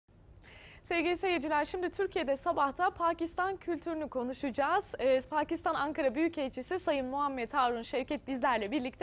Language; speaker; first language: Turkish; native; Turkish